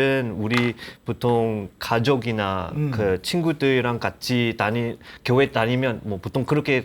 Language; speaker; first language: Korean; non-native, learner; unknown